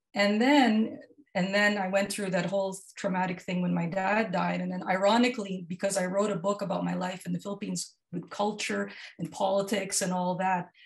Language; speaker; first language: English; non-native, local second language; Filipino